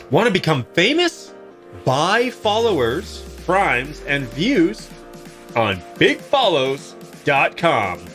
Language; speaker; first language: English; native; English